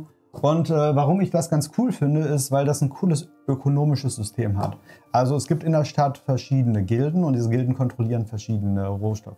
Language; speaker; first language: German; native; German